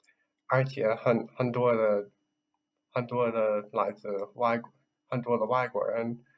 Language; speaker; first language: Chinese; non-native, learner; English